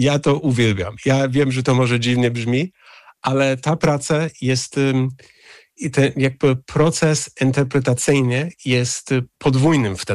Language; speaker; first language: Polish; non-native, fluent; English